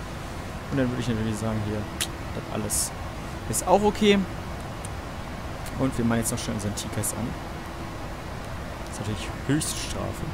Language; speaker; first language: German; native; German